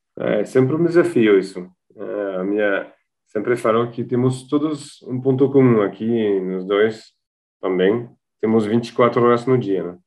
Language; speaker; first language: Portuguese; non-native, fluent; French